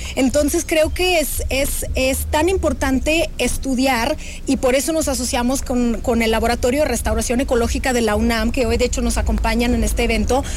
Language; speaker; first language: Spanish; non-native, fluent; Russian